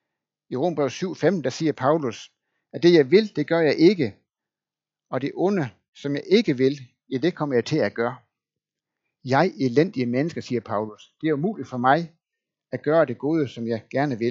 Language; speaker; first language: Danish; native; Danish